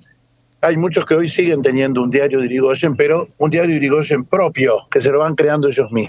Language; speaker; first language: Spanish; native; Spanish